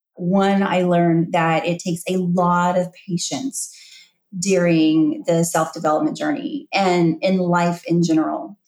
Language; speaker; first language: English; native; English